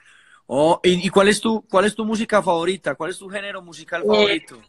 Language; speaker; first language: Spanish; native; Spanish